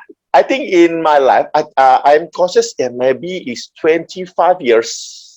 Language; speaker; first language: English; non-native, learner; Indonesian